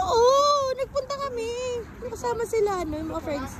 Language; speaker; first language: Filipino; native; Filipino